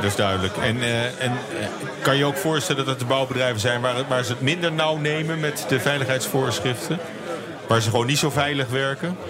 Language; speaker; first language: Dutch; native; Dutch